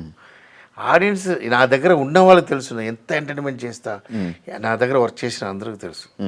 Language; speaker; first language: Telugu; non-native, learner; Tamil